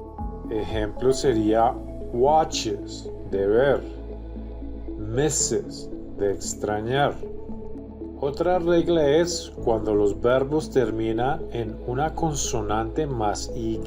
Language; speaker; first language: Spanish; non-native, fluent; English